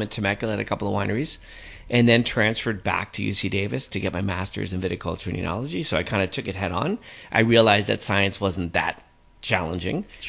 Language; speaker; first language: English; native; English